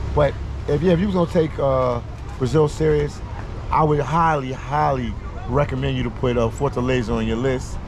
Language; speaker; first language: English; native; English